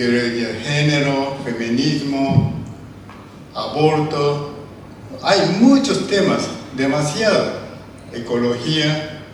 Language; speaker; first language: Spanish; non-native, learner; Japanese